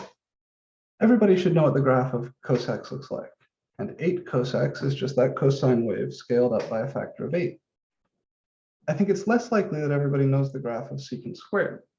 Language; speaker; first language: English; native; English